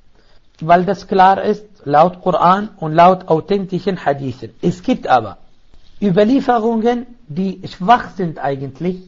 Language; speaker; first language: German; non-native, fluent; Arabic